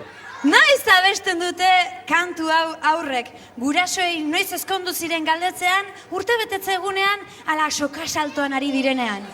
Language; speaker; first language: Basque; native; Basque